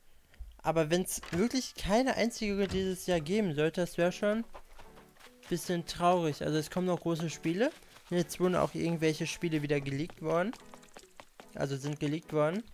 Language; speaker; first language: German; native; German